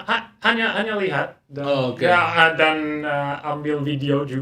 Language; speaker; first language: Indonesian; non-native, learner; English